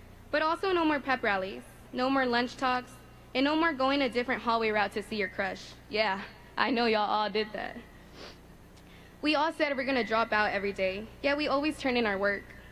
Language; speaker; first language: English; early bilingual, other home language; Spanish